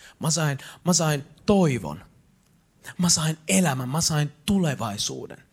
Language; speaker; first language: Finnish; native; Finnish